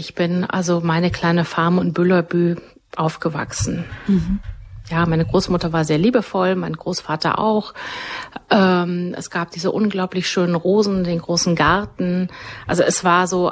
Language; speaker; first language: German; native; German